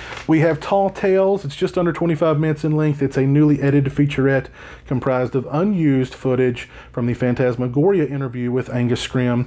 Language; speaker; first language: English; native; English